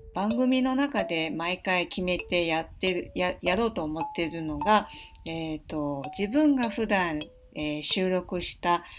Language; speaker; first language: Japanese; non-native, fluent; Chinese